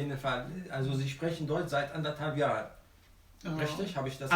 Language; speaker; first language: German; non-native, fluent; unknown